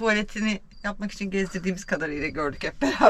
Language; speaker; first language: Turkish; native; Turkish